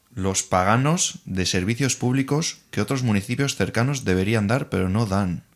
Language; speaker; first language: Spanish; non-native, local second language; Basque